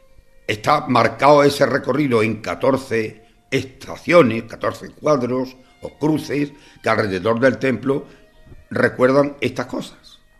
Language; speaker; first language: Spanish; native; Spanish